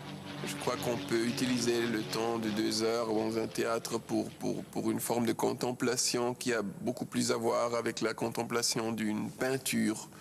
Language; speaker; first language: French; non-native, local second language; German